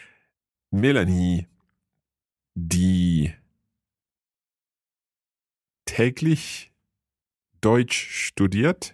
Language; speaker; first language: German; non-native, fluent; English